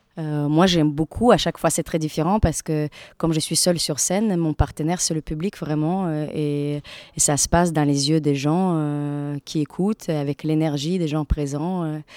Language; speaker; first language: French; non-native, fluent; Russian